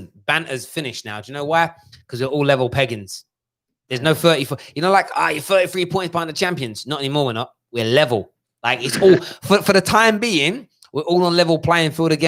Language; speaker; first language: English; native; English